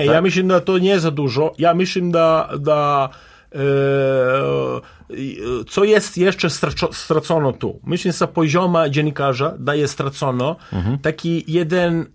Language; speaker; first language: Polish; non-native, learner; Serbian